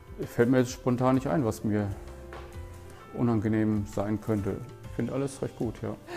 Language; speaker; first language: German; native; German